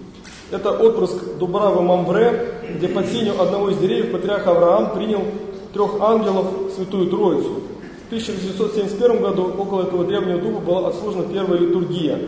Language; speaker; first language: Russian; native; Russian